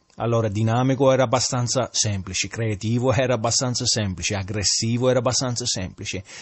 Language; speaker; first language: Italian; non-native, fluent; English